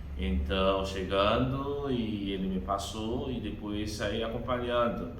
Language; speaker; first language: Portuguese; non-native, fluent; Haitian Creole